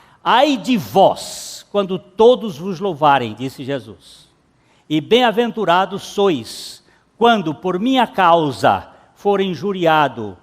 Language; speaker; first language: Portuguese; native; Portuguese